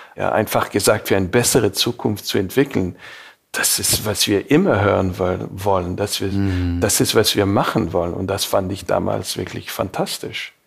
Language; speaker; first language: German; non-native, fluent; English